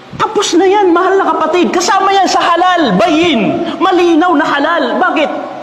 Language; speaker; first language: Filipino; non-native, local second language; Maranao